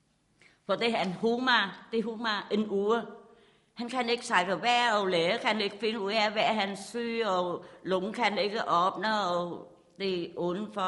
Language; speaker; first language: Danish; non-native, learner; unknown